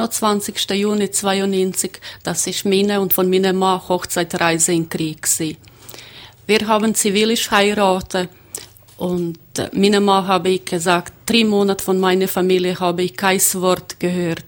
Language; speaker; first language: German; non-native, learner; Croatian